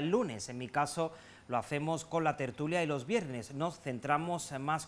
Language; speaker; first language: Spanish; native; Spanish